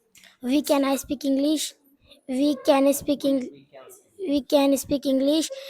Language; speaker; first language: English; non-native, learner; Hindi